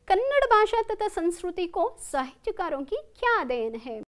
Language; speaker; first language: Hindi; non-native, local second language; Kannada